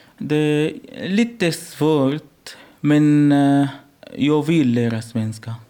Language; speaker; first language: Swedish; non-native, learner; Arabic